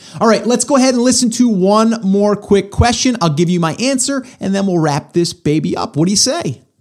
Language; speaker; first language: English; native; English